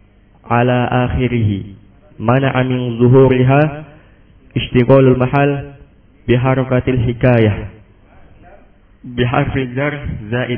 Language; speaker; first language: Arabic; non-native, learner; Indonesian